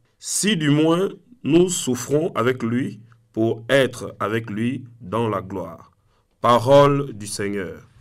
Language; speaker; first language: French; non-native, local second language; Fang